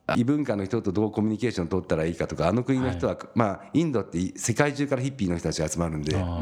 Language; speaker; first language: Japanese; native; Japanese